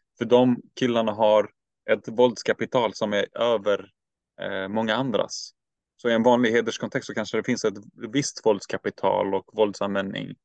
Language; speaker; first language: Swedish; early bilingual, other home language; Turkish